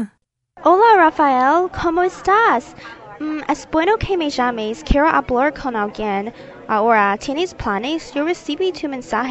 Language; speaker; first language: Spanish; non-native, learner; English